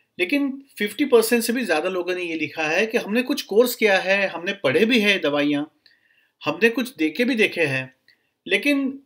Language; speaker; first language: Hindi; non-native, local second language; Marathi